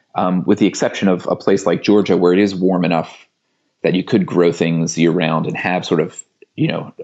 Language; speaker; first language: English; native; English